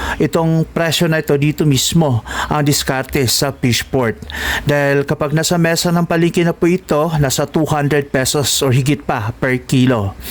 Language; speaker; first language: Filipino; non-native, local second language; Cebuano